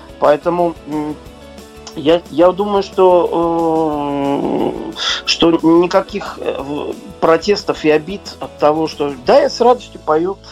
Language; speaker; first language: Russian; native; Russian